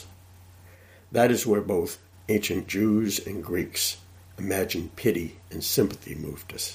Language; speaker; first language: English; native; English